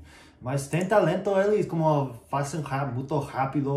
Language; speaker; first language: Portuguese; non-native, learner; English